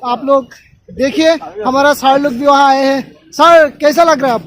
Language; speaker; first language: Hindi; non-native, local second language; Assamese